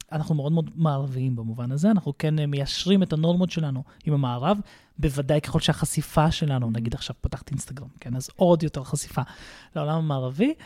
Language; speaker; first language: Hebrew; early bilingual, other home language; Russian